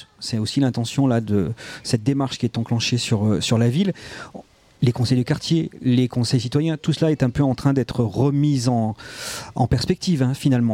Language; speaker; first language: French; native; French